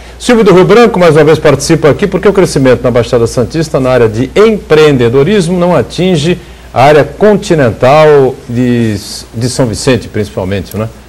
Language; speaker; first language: Portuguese; native; Portuguese